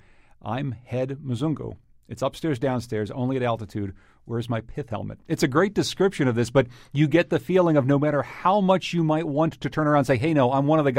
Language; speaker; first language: English; native; English